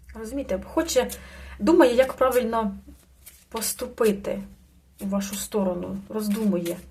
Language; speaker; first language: Ukrainian; non-native, local second language; Russian